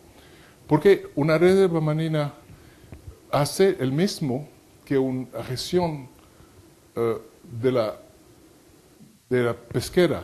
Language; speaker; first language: Spanish; non-native, fluent; French